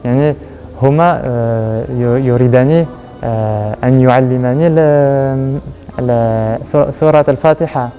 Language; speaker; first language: Arabic; non-native, learner; French